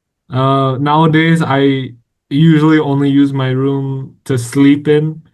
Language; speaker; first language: English; non-native, fluent; Indonesian